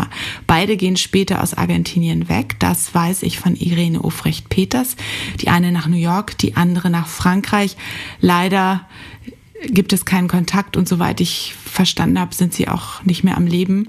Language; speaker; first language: German; native; German